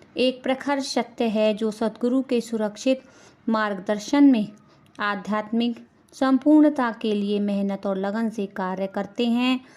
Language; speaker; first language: Hindi; native; Hindi